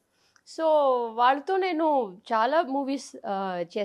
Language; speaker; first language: Telugu; non-native, fluent; Tamil